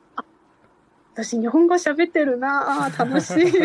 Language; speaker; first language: Japanese; non-native, fluent; Cantonese